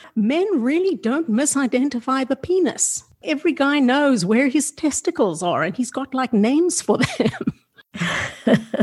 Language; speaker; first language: English; native; English